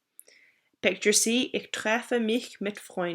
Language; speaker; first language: German; non-native, fluent; English